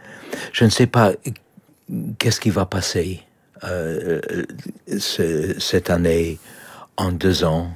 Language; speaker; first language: French; non-native, learner; Polish